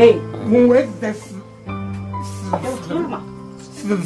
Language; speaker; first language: Chinese; native; Chinese